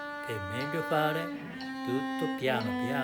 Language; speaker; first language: Italian; non-native, learner; Japanese